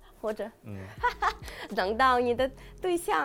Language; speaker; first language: Chinese; non-native, fluent; Russian